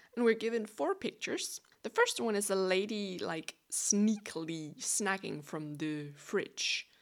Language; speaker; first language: English; non-native, fluent; Danish